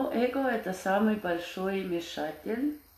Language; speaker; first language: Russian; non-native, fluent; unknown